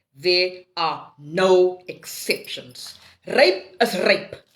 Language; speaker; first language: English; non-native, local second language; Afrikaans